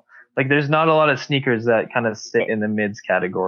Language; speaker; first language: English; native; English